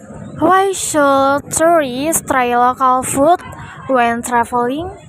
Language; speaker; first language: English; non-native, learner; Indonesian